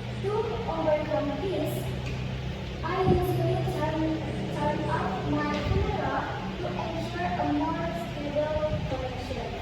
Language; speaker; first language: English; non-native, learner; Indonesian